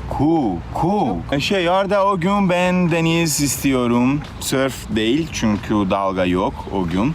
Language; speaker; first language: Turkish; non-native, learner; Portuguese